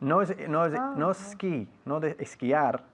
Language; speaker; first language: Spanish; non-native, fluent; English